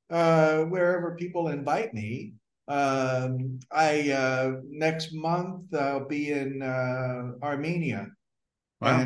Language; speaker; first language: English; native; English